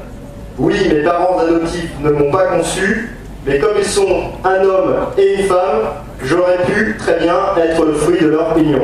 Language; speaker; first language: French; native; French